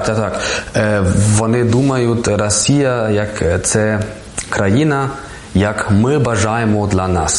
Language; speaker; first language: Ukrainian; non-native, learner; German